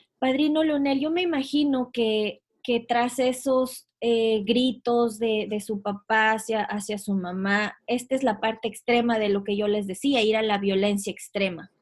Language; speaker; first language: Spanish; native; Spanish